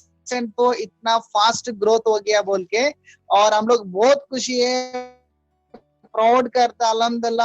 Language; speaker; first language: Hindi; non-native, local second language; Tamil